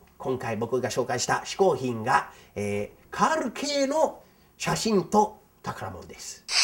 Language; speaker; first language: Japanese; non-native, fluent; English